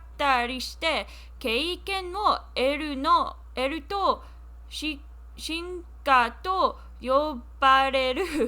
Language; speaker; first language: Japanese; non-native, learner; English